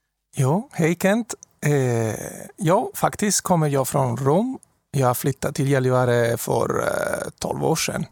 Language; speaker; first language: Swedish; non-native, fluent; Italian